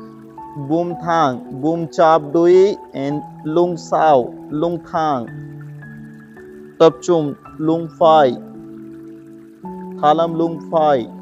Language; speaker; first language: Vietnamese; non-native, learner; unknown